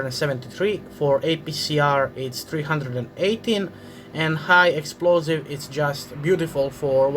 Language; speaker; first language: English; non-native, fluent; Croatian